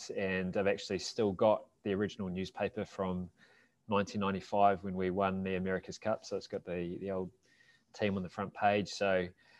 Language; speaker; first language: English; native; English